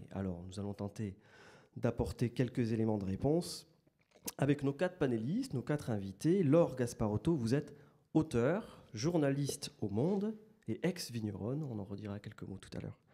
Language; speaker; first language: French; native; French